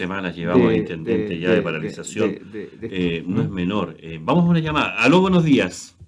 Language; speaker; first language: Spanish; native; Spanish